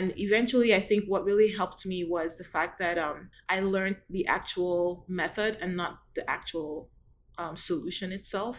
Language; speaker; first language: English; non-native, local second language; Igbo